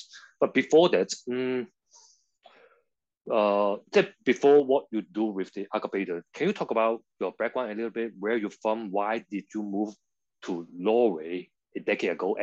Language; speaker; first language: English; non-native, local second language; Cantonese